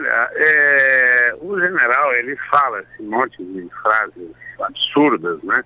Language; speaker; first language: Portuguese; native; Portuguese